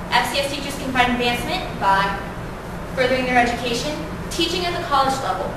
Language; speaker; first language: English; native; English